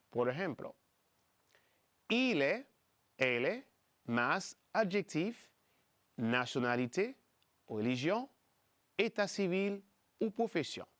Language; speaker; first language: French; non-native, fluent; Spanish